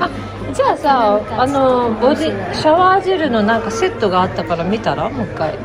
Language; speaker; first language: Japanese; native; Japanese